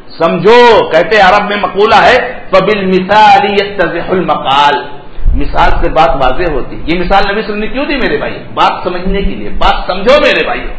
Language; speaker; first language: Urdu; native; Urdu